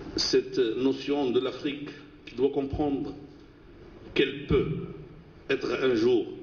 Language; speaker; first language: French; non-native, local second language; Arabic